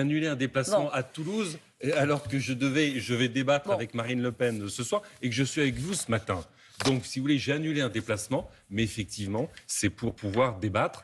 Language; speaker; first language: French; native; French